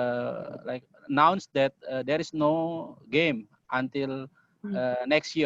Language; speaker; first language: English; non-native, learner; Indonesian